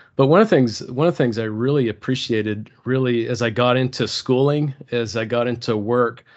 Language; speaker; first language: English; early bilingual, other home language; Turkish